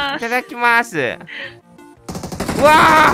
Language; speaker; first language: Japanese; native; Japanese